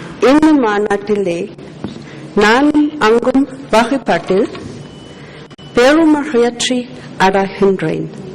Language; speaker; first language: Tamil; non-native, learner; German